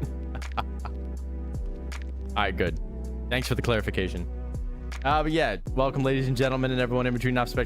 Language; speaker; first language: English; native; English